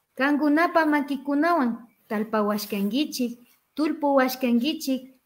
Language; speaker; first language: Spanish; non-native, local second language; Quechua